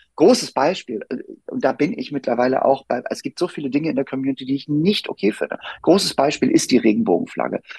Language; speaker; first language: German; native; German